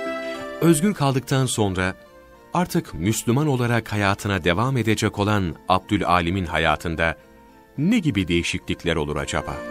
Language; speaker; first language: Turkish; native; Turkish